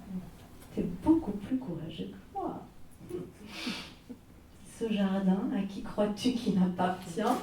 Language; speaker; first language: French; native; French